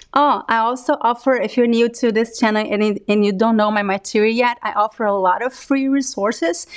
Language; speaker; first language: English; non-native, fluent; Portuguese